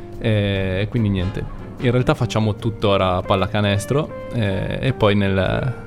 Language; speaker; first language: Italian; native; Italian